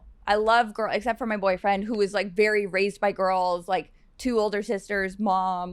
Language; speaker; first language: English; native; English